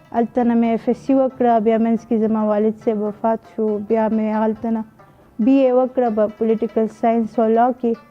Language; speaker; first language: Pashto; non-native, local second language; Urdu